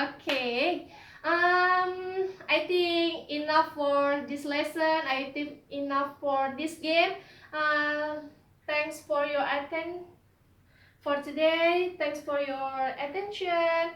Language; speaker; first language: English; non-native, learner; Indonesian